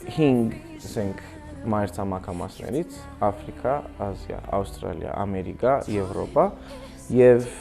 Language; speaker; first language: Armenian; early bilingual, heritage; Armenian